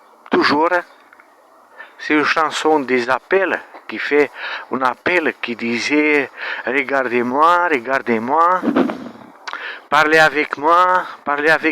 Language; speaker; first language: French; non-native, learner; Romanian